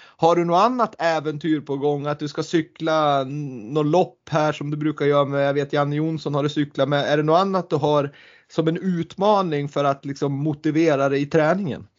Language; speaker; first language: Swedish; native; Swedish